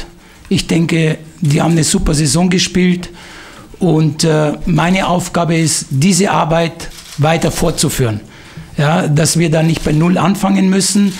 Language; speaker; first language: German; non-native, fluent; Italian